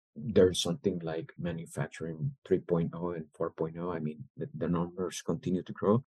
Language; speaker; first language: English; early bilingual, other home language; Spanish